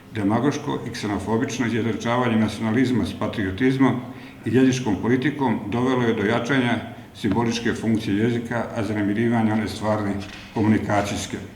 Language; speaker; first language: Bosnian; native; Bosnian